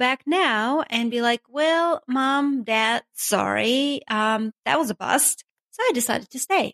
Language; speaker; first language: English; non-native, fluent; Armenian